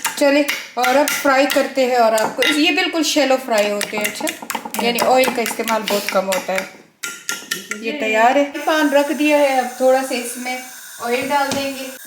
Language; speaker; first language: Urdu; non-native, local second language; Pashto